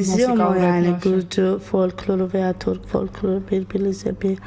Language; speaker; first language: Turkish; non-native, learner; Georgian